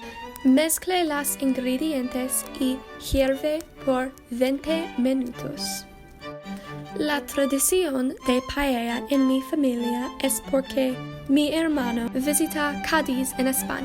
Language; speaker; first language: Spanish; non-native, learner; English